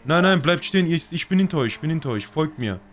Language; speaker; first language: German; early bilingual, other home language; Turkish